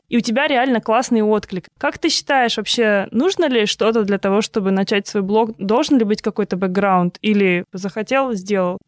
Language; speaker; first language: Russian; native; Russian